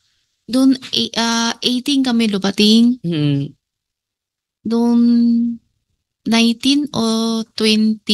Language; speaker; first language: Filipino; non-native, learner; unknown